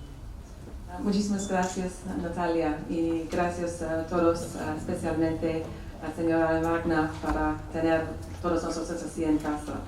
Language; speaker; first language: Spanish; non-native, fluent; English